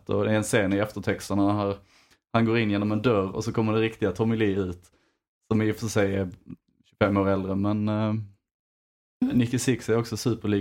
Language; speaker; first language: Swedish; native; Swedish